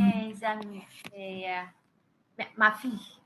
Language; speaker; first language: French; non-native, learner; Vietnamese